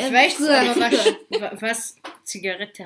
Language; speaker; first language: German; early bilingual, other home language; Russian